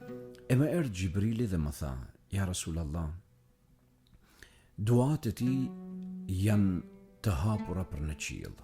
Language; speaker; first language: Albanian; native; Albanian